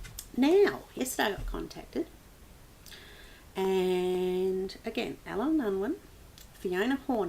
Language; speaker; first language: English; native; English